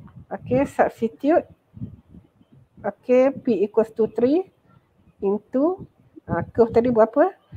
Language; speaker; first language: English; non-native, local second language; Malay